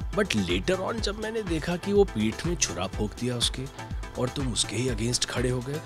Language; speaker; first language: Hindi; native; Hindi